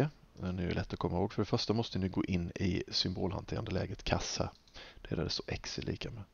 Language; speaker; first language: Swedish; native; Swedish